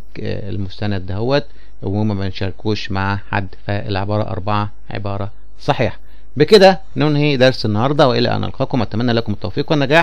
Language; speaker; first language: Arabic; native; Arabic